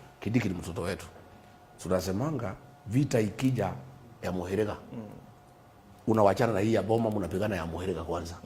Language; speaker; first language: Swahili; non-native, local second language; Kikuyu